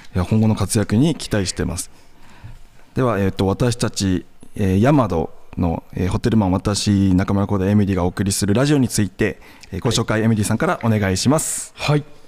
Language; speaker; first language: Japanese; native; Japanese